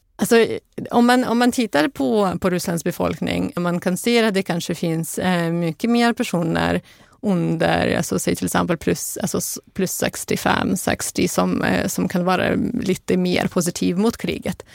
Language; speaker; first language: Swedish; non-native, fluent; Russian